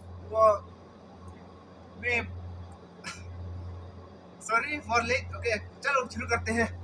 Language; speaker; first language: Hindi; non-native, local second language; Khasi